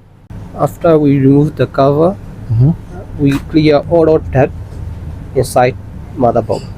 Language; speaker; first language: English; non-native, learner; Thai